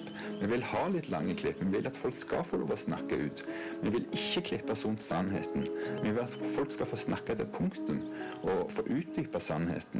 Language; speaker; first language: Norwegian; native; Norwegian